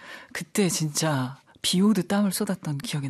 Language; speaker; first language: Korean; native; Korean